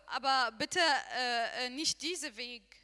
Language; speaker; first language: German; non-native, learner; Arabic